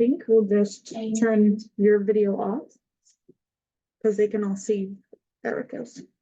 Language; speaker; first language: English; native; English